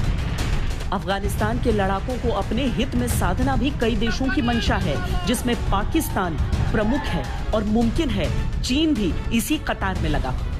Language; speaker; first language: Hindi; native; Hindi